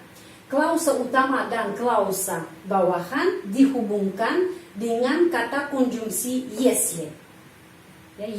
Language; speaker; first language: Indonesian; non-native, fluent; Russian